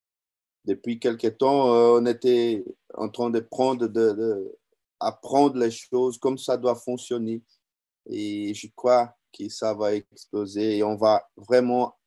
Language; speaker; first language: French; non-native, learner; Portuguese